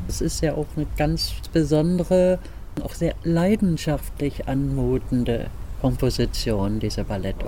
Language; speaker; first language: German; native; German